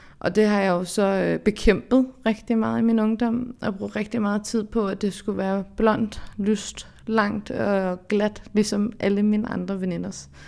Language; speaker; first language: Danish; early bilingual, other home language; Central Kurdish